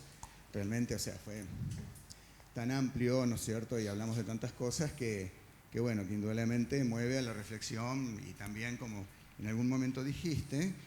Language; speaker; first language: Spanish; native; Spanish